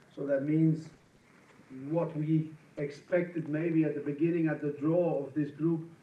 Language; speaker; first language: English; non-native, fluent; Dutch